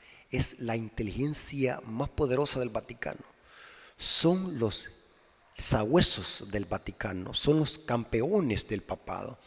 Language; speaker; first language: Spanish; native; Spanish